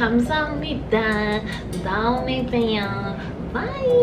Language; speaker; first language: Korean; non-native, fluent; English